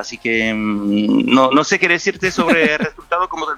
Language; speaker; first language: Spanish; non-native, fluent; French